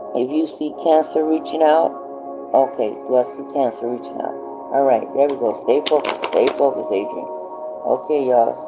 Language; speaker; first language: English; native; English